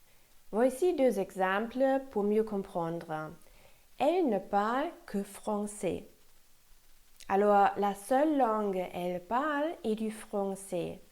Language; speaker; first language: French; non-native, fluent; German